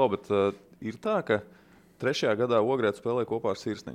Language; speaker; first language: Latvian; native; Latvian